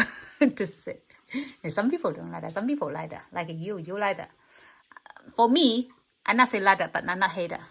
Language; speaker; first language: English; non-native, learner; Chinese